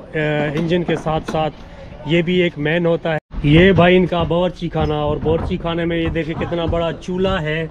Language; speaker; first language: Urdu; non-native, local second language; Sindhi